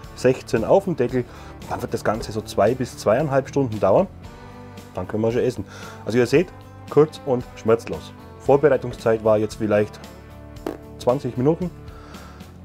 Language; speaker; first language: German; native; German